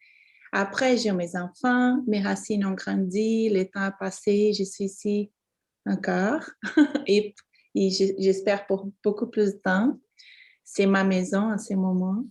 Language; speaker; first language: French; non-native, fluent; Portuguese